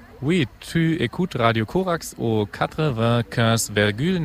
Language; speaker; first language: French; non-native, fluent; German